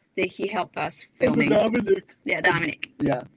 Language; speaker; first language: English; non-native, learner; Japanese